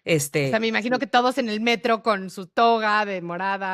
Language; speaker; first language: Spanish; native; Spanish